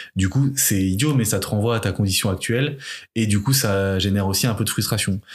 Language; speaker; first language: French; native; French